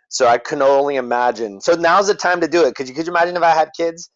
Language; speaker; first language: English; native; English